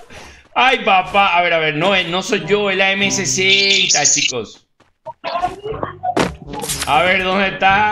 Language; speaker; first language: Spanish; native; Spanish